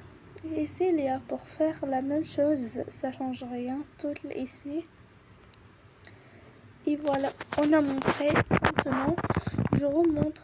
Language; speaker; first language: French; non-native, learner; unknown